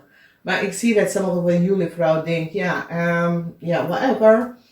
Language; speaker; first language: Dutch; non-native, fluent; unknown